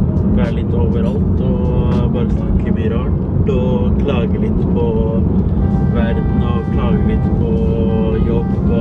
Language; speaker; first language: Norwegian; early bilingual, other home language; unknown